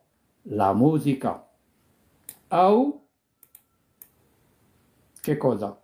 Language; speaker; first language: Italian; non-native, fluent; Arabic